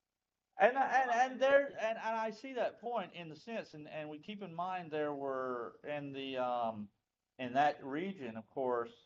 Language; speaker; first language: English; native; English